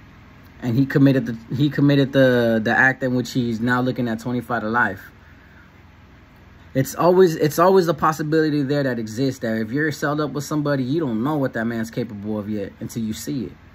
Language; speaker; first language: English; native; English